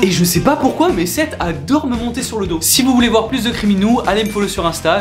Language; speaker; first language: French; native; French